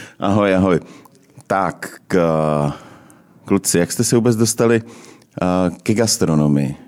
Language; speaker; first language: Czech; native; Czech